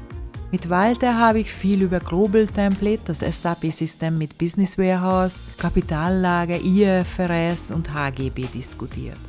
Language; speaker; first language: German; non-native, fluent; Hungarian